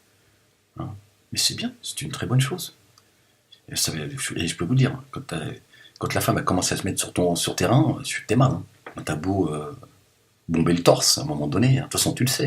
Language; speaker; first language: French; native; French